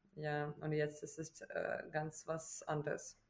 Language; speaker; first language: German; non-native, fluent; Ukrainian